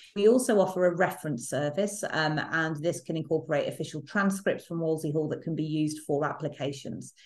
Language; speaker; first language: English; native; English